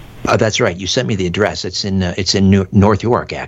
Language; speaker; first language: English; native; English